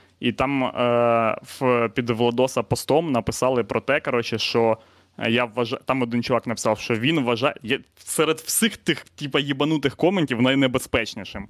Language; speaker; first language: Ukrainian; non-native, local second language; Russian